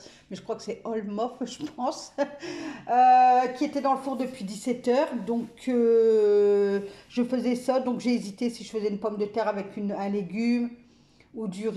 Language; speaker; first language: French; native; French